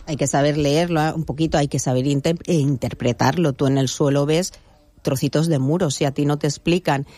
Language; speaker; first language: Spanish; native; Spanish